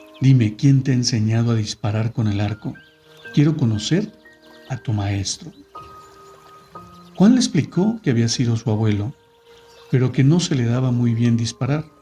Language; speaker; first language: Spanish; native; Spanish